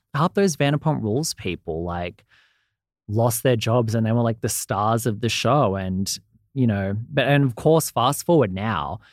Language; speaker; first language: English; native; English